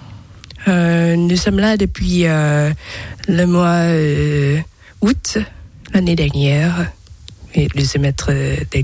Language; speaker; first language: French; non-native, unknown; Thai